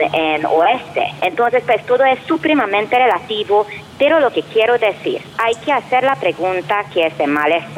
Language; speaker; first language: Spanish; non-native, fluent; Hungarian